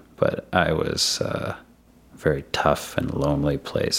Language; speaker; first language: English; non-native, local second language; Urdu